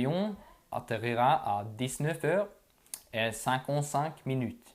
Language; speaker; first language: French; non-native, learner; Norwegian